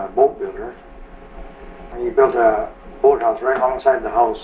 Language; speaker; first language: English; native; English